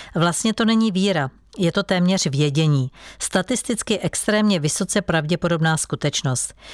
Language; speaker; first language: Czech; native; Czech